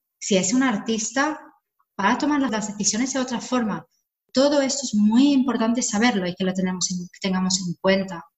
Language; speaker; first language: Spanish; non-native, fluent; English